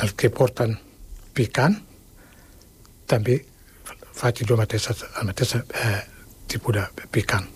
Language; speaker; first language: Catalan; non-native, fluent; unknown